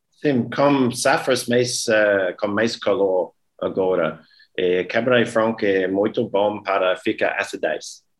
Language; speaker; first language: Portuguese; non-native, learner; English